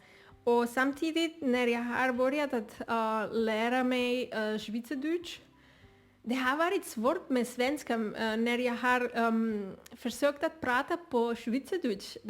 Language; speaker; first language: Swedish; non-native, learner; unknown